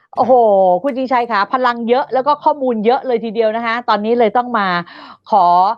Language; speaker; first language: Thai; native; Thai